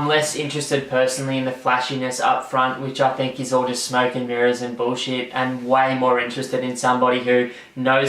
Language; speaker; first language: English; native; English